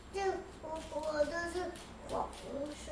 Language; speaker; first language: Chinese; early bilingual, heritage; Chinese